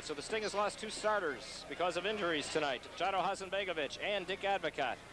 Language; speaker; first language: English; native; English